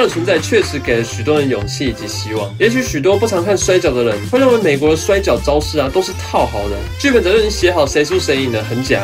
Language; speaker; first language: Chinese; native; Chinese